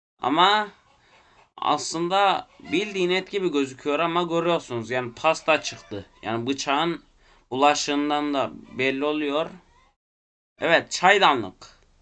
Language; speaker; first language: Turkish; native; Turkish